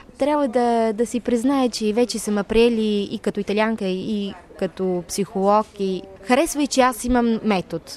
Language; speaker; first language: Bulgarian; native; Bulgarian